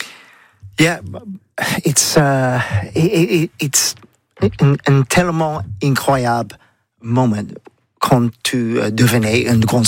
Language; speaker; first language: French; non-native, learner; English